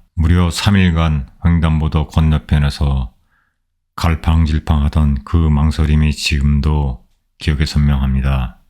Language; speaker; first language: Korean; native; Korean